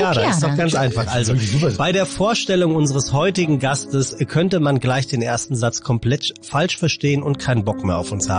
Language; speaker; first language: German; native; German